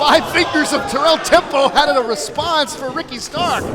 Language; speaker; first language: English; native; English